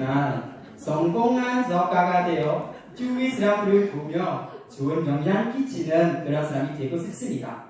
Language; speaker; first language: Korean; non-native, learner; Khmer